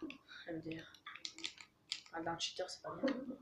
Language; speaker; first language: French; native; French